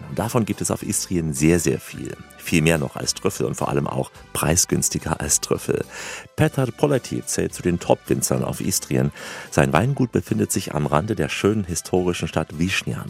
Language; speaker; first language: German; native; German